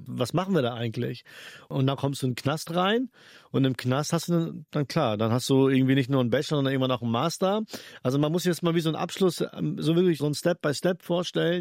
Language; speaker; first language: German; early bilingual, other home language; Albanian